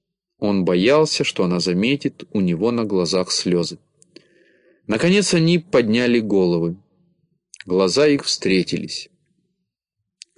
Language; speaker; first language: Russian; native; Russian